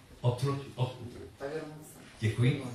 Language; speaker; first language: Czech; non-native, learner; English